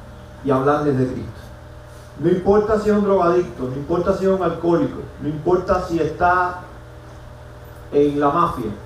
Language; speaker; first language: Spanish; native; Spanish